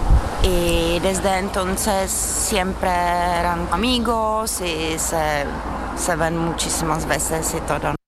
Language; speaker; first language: Spanish; non-native, learner; Czech